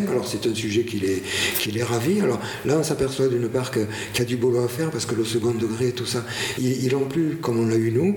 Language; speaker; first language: French; native; French